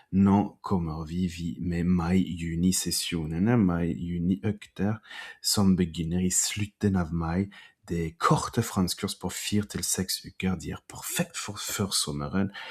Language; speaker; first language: Norwegian; non-native, fluent; French